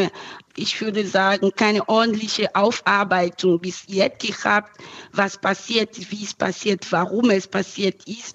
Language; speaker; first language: German; non-native, fluent; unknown